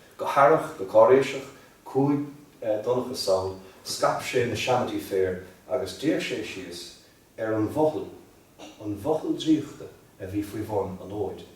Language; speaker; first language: Irish; native; Irish